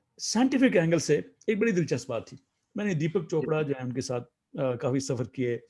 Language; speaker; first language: Urdu; non-native, local second language; Saraiki